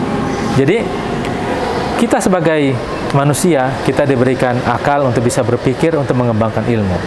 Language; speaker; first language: Indonesian; native; Indonesian